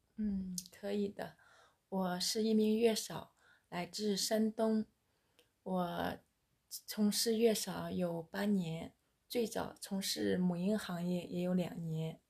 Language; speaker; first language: Chinese; native; Chinese